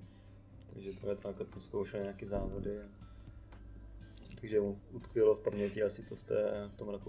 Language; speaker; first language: Czech; native; Czech